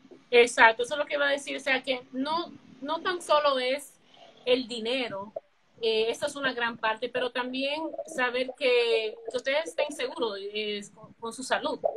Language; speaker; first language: Spanish; native; Spanish